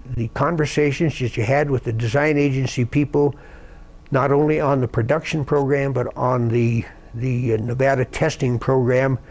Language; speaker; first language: English; native; English